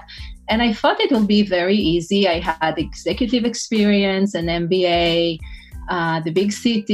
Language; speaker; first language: English; non-native, fluent; Hebrew